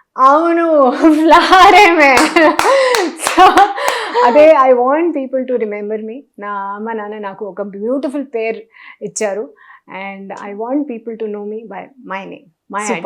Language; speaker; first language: Telugu; non-native, learner; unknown